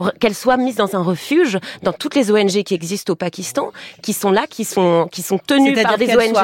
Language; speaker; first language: French; native; French